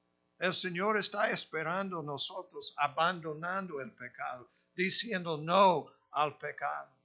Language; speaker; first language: Spanish; non-native, fluent; English